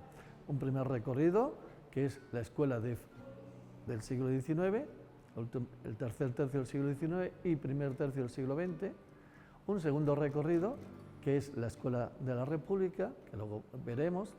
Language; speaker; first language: Spanish; native; Spanish